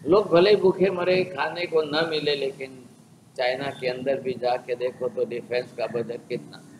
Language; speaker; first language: Hindi; non-native, local second language; Gujarati